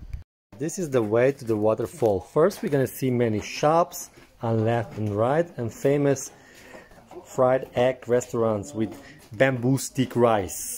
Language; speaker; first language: English; non-native, learner; Vietnamese